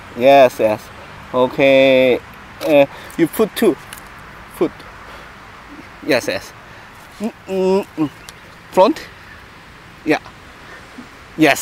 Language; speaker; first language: English; non-native, learner; Korean